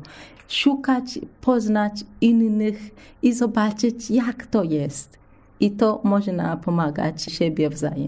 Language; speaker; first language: Polish; non-native, learner; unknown